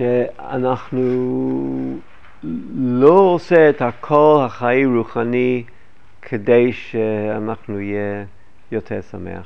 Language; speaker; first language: Hebrew; non-native, fluent; English